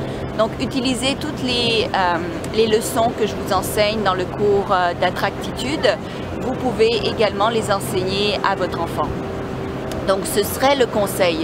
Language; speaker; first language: French; native; French